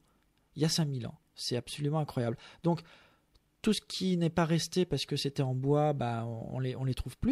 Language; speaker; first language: French; native; French